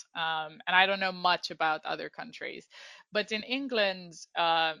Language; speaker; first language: English; non-native, fluent; Romanian